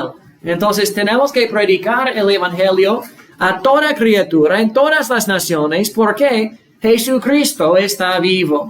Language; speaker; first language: Spanish; non-native, fluent; English